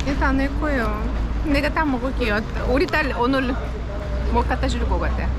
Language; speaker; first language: Korean; non-native, fluent; Ukrainian